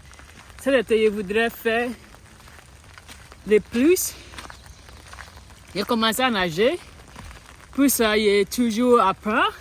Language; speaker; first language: French; non-native, learner; English